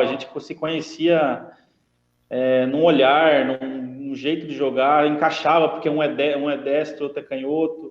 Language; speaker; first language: Portuguese; native; Portuguese